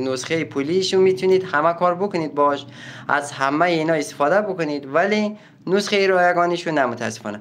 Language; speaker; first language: Persian; native; Persian